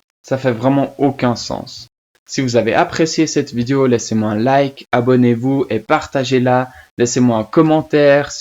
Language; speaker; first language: French; native; French